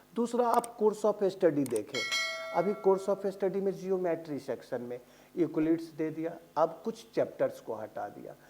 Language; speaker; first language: Hindi; native; Hindi